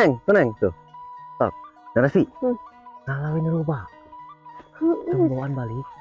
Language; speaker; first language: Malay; non-native, local second language; Sundanese